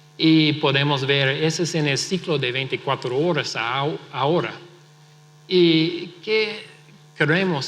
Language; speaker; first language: Spanish; non-native, fluent; English